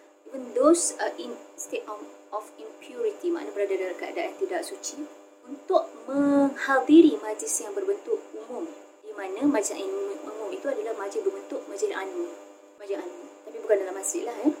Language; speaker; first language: Malay; native; Malay